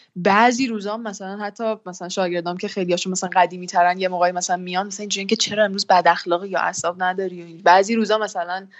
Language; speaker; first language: Persian; native; Persian